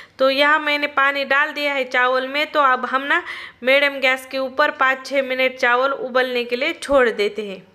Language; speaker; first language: Hindi; non-native, local second language; Marathi